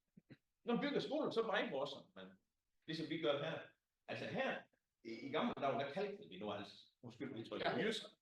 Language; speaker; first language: Danish; native; Danish